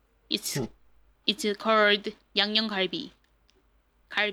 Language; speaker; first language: English; non-native, learner; Korean